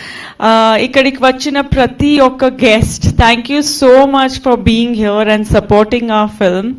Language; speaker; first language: Telugu; non-native, fluent; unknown